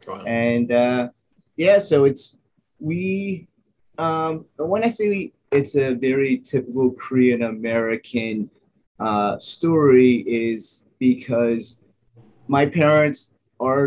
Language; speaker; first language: English; native; English